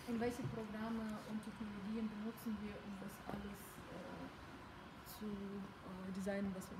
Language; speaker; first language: German; early bilingual, other home language; Russian